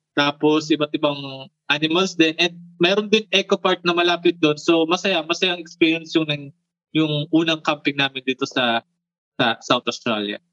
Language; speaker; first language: Filipino; non-native, local second language; Bikol